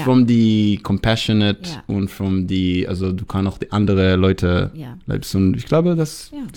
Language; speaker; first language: German; non-native, learner; Hebrew